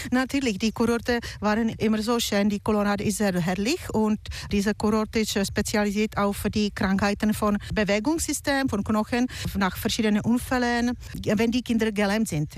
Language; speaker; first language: German; non-native, fluent; Czech